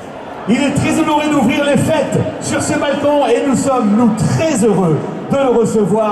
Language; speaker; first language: French; native; French